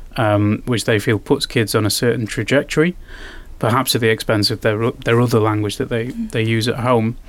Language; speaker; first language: English; native; English